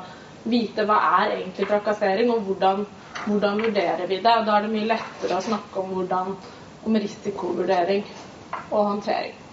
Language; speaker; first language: Norwegian; native; Norwegian